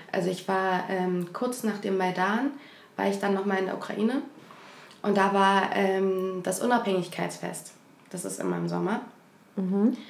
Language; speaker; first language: German; native; German